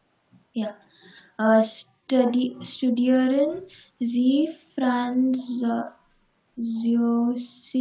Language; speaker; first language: German; non-native, learner; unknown